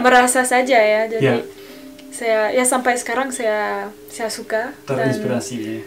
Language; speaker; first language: Indonesian; non-native, learner; French